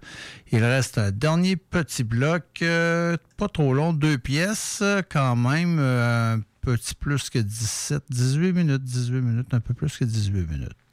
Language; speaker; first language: French; native; French